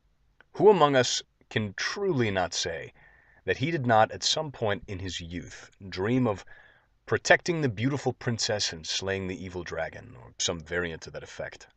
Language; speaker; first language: English; native; English